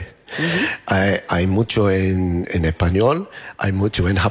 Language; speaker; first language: Spanish; non-native, fluent; English